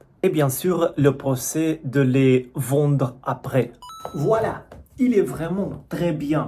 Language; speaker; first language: French; non-native, fluent; Russian